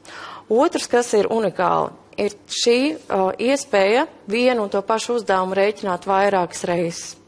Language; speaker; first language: Latvian; native; Latvian